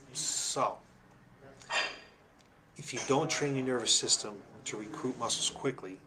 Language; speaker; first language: English; native; English